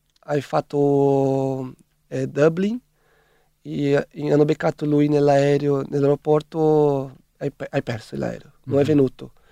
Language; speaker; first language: Italian; non-native, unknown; Portuguese